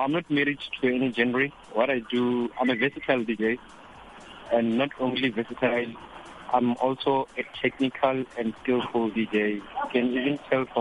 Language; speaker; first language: English; non-native, local second language; Venda